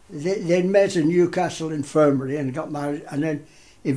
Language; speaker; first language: English; native; English